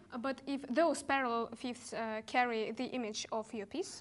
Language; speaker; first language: English; non-native, fluent; Russian